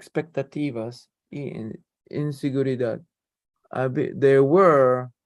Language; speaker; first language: Spanish; non-native, learner; English